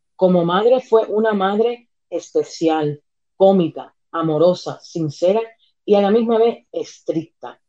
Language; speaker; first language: Spanish; early bilingual, heritage; Spanish